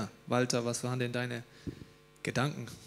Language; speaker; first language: German; native; German